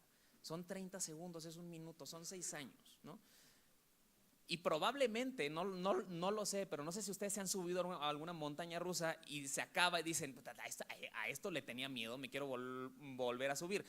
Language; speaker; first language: Spanish; native; Spanish